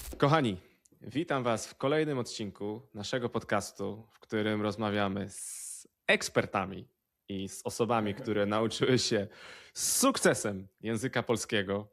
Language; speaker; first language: Polish; native; Polish